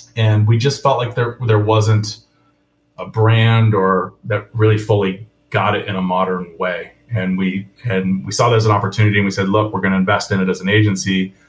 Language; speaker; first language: English; native; English